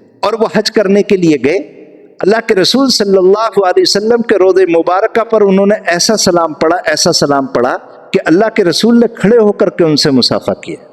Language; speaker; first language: Urdu; native; Urdu